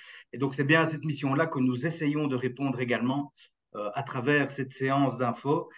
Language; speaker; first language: French; native; French